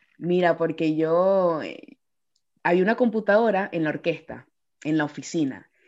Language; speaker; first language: Spanish; native; Spanish